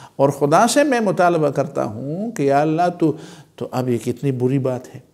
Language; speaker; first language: Urdu; non-native, local second language; Pashto